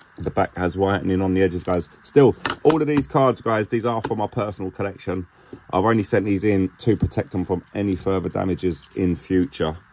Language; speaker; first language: English; native; English